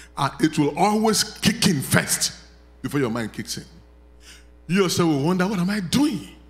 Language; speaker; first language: English; non-native, local second language; Yoruba